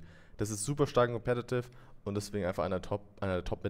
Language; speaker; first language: German; native; German